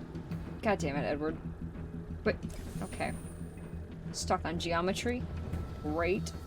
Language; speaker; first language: English; native; English